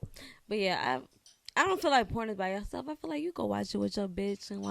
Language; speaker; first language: English; native; English